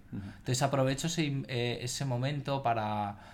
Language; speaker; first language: Spanish; native; Spanish